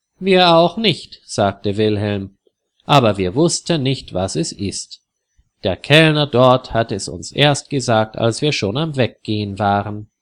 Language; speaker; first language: German; native; German